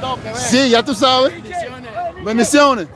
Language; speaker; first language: Spanish; non-native, fluent; English